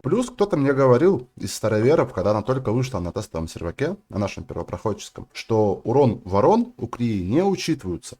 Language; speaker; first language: Russian; native; Russian